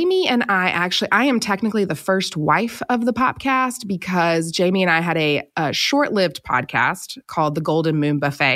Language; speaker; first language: English; native; English